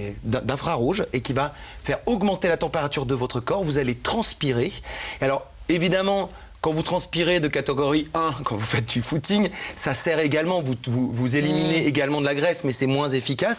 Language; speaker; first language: French; native; French